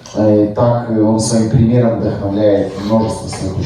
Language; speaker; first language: Russian; native; Russian